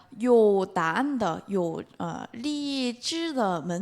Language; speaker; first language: Chinese; non-native, fluent; Korean